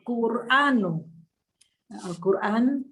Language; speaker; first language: Arabic; non-native, learner; Indonesian